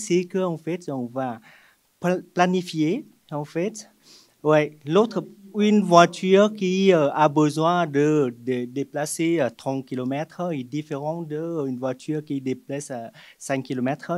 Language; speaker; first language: French; non-native, fluent; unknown